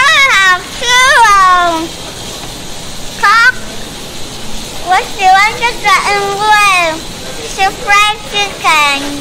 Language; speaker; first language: Chinese; early bilingual, heritage; Chinese